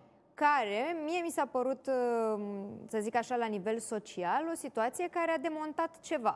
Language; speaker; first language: Romanian; native; Romanian